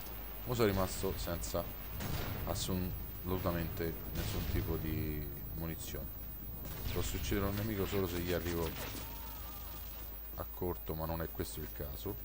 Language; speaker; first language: Italian; native; Italian